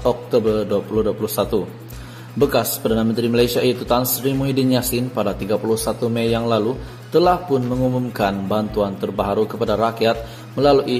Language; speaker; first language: Malay; native; Malay